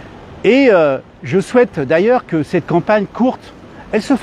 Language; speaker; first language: French; native; French